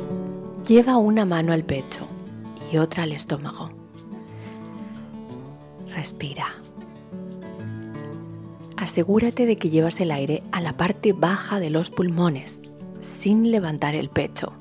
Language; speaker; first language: Spanish; native; Spanish